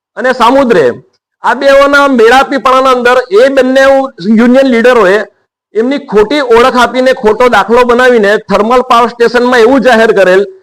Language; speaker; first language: Gujarati; native; Gujarati